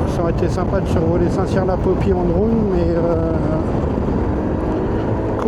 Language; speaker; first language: French; native; French